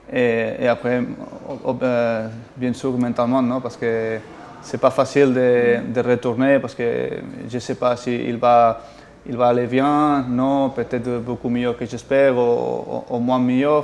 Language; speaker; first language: French; non-native, fluent; Spanish